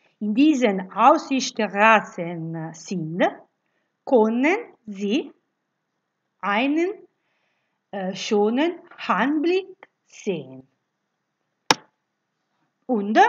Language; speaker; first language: German; non-native, learner; Italian